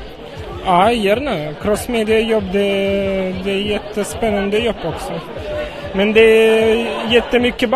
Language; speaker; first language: Swedish; non-native, fluent; Russian